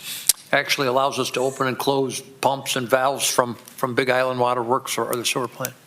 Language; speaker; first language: English; native; English